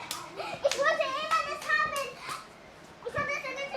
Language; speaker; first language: German; early bilingual, heritage; Amharic